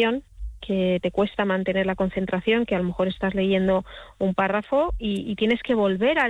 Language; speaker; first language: Spanish; native; Spanish